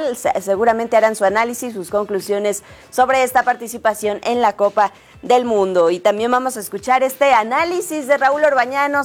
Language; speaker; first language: Spanish; native; Spanish